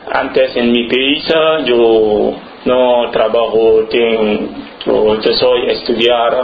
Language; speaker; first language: Spanish; non-native, learner; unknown